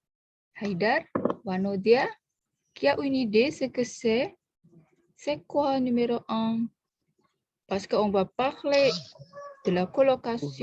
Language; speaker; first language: French; non-native, fluent; Indonesian